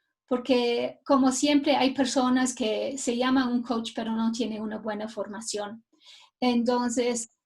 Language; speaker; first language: Spanish; non-native, fluent; English